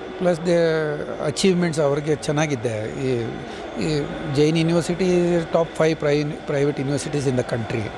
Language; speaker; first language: Kannada; non-native, fluent; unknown